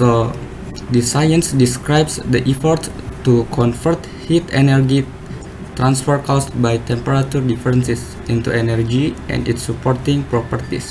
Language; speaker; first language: English; non-native, learner; Indonesian